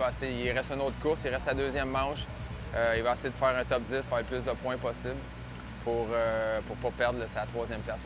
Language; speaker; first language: French; native; French